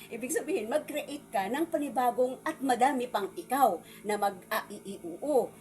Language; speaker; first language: Filipino; non-native, local second language; Cebuano